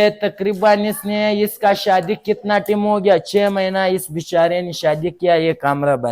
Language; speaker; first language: Hindi; non-native, local second language; Pashto